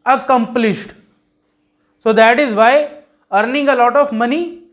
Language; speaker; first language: English; non-native, local second language; Punjabi